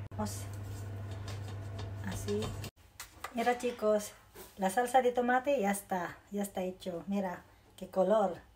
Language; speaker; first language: Spanish; non-native, learner; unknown